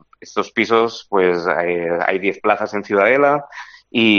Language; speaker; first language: Spanish; native; Spanish